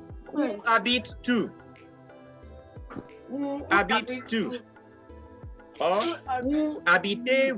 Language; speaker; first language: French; non-native, fluent; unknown